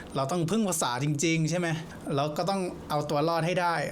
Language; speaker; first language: Thai; non-native, fluent; English